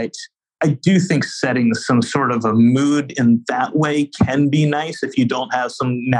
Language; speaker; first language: English; native; English